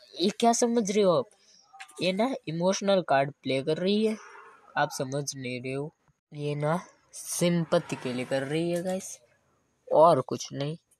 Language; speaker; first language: Hindi; native; Hindi